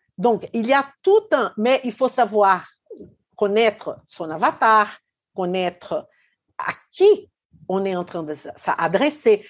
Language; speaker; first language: French; non-native, fluent; Portuguese